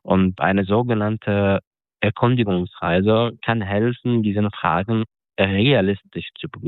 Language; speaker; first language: German; non-native, fluent; Arabic